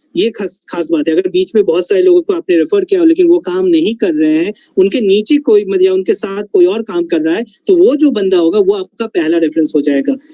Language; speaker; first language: Hindi; non-native, local second language; Bangla